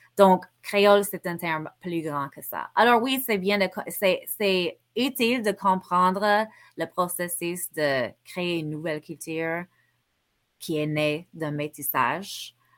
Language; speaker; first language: French; non-native, fluent; English